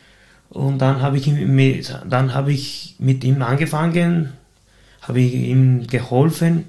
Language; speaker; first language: German; non-native, fluent; Spanish